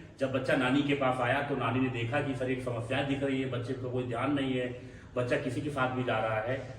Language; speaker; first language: Hindi; native; Hindi